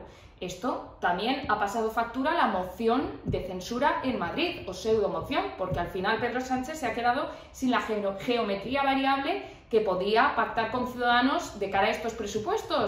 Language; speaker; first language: Spanish; native; Spanish